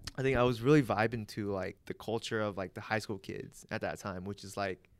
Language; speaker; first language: English; early bilingual, other home language; Vietnamese